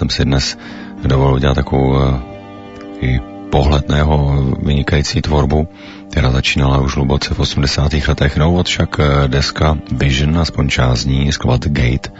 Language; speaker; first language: Czech; native; Czech